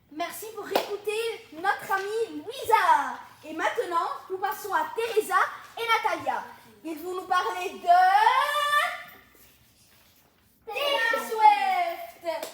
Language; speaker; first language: French; non-native, local second language; Arabic